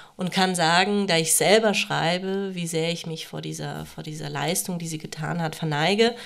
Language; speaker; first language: German; early bilingual, other home language; Romanian